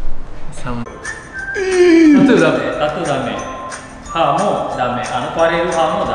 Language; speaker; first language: Japanese; non-native, learner; Indonesian